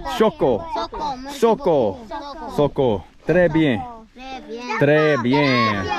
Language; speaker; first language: French; non-native, learner; English